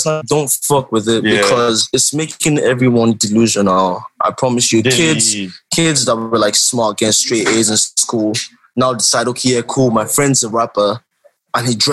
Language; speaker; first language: English; non-native, local second language; Yoruba